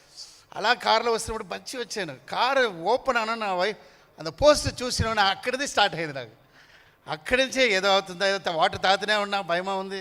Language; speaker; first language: Telugu; non-native, fluent; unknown